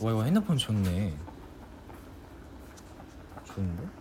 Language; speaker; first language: Korean; native; Korean